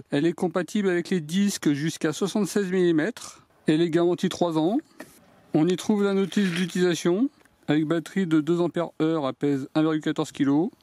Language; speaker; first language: French; native; French